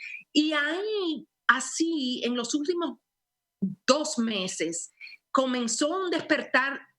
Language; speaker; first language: Spanish; early bilingual, heritage; Spanish